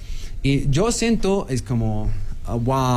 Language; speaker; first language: Spanish; non-native, learner; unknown